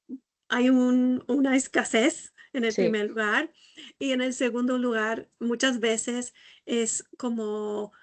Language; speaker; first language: Spanish; non-native, fluent; English